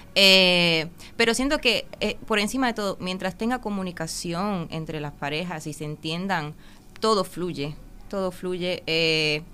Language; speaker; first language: Spanish; native; Spanish